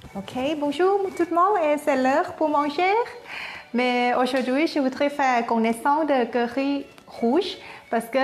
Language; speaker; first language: French; non-native, learner; Thai